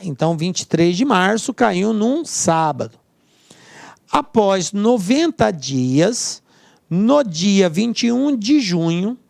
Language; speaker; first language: Portuguese; native; Portuguese